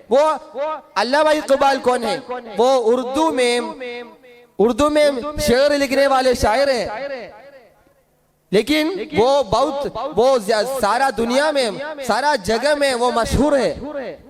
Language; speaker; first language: Hindi; non-native, local second language; Malayalam